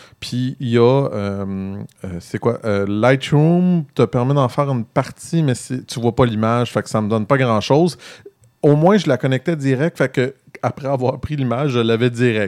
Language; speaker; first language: French; native; French